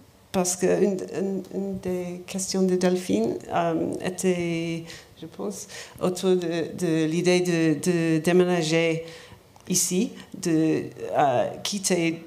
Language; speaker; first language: French; non-native, learner; English